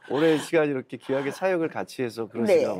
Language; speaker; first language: Korean; native; Korean